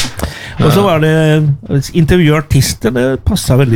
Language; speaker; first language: Swedish; non-native, fluent; Spanish